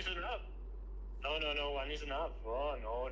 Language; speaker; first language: English; non-native, learner; Spanish